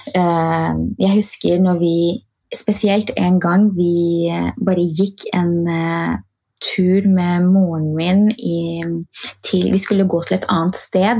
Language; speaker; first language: Norwegian; early bilingual, other home language; Arabic